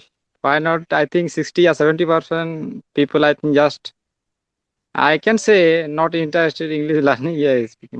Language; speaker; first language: English; non-native, learner; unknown